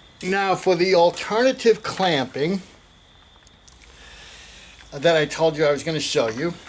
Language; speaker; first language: English; native; English